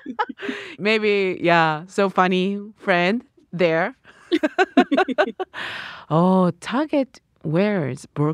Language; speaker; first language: English; non-native, learner; Japanese